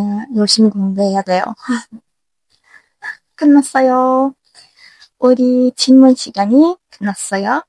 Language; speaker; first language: Korean; non-native, learner; Turkish